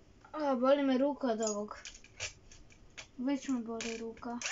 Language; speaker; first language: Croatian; early bilingual, heritage; Croatian